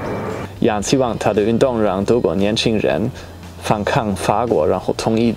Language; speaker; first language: Chinese; non-native, fluent; German